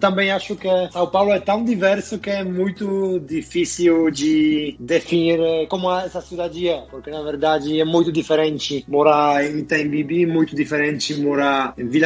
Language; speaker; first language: Portuguese; non-native, fluent; Polish